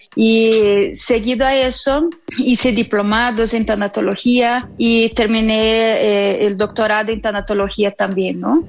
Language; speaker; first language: Spanish; non-native, fluent; Portuguese